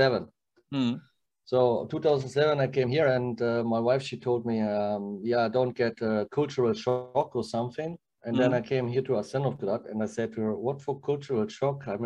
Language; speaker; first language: English; non-native, learner; German